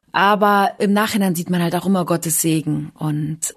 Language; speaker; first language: German; native; German